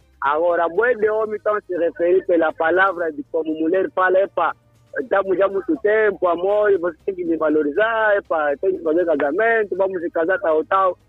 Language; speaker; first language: Portuguese; non-native, local second language; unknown